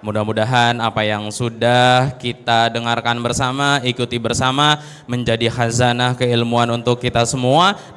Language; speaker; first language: Indonesian; native; Indonesian